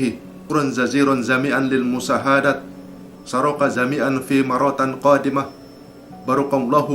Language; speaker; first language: Arabic; non-native, learner; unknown